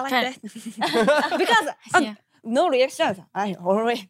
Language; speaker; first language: English; non-native, learner; Korean